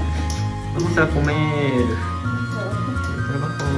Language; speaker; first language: Spanish; non-native, learner; Japanese